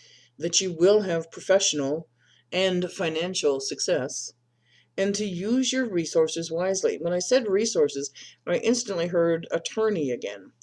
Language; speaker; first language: English; native; English